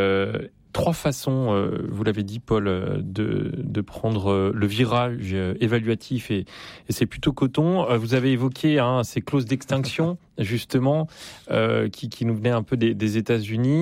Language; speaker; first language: French; native; French